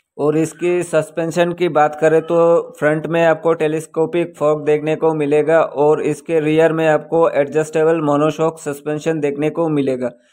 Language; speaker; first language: Hindi; native; Hindi